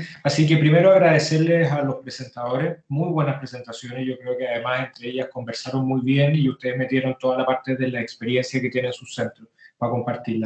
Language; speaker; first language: Spanish; native; Spanish